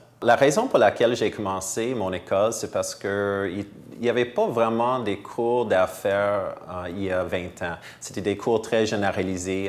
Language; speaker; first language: French; non-native, fluent; English